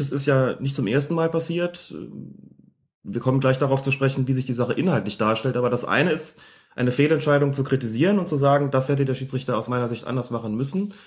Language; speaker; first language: German; native; German